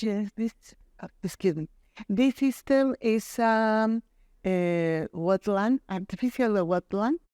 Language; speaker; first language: English; non-native, learner; Spanish